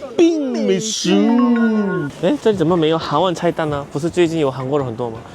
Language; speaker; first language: Chinese; non-native, fluent; Korean